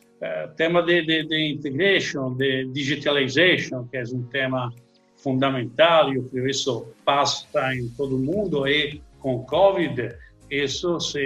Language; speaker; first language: Portuguese; non-native, learner; Italian